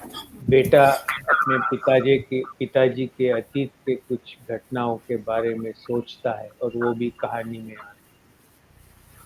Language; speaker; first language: Hindi; non-native, local second language; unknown